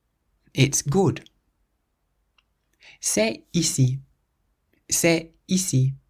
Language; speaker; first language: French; non-native, fluent; English